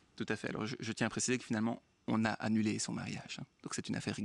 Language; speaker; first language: French; native; French